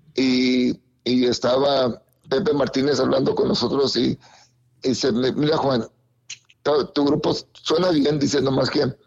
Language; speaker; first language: Spanish; early bilingual, heritage; Spanish